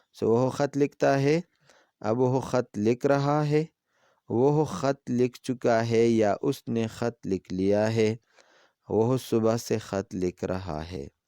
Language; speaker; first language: Urdu; non-native, local second language; Pashto